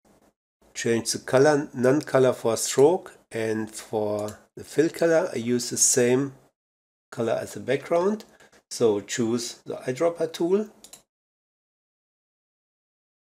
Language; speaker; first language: English; non-native, fluent; German